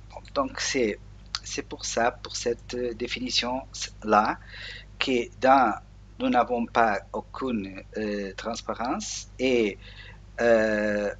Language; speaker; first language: French; non-native, learner; Portuguese